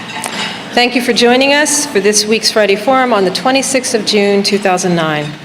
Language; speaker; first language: English; native; English